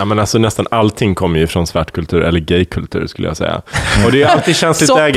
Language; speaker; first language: Swedish; native; Swedish